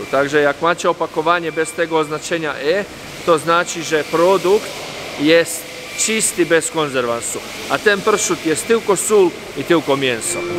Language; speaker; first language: Polish; non-native, fluent; Croatian